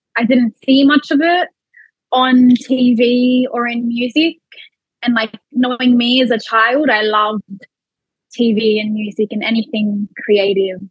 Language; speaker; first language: English; early bilingual, other home language; Arabic